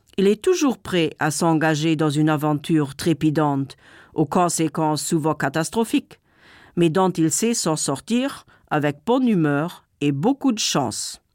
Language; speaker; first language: French; non-native, local second language; Luxembourgish